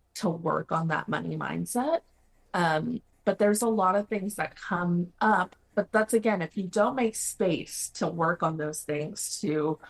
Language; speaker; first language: English; non-native, fluent; Spanish